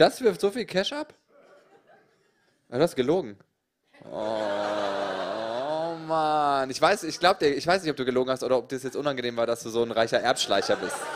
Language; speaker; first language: German; native; German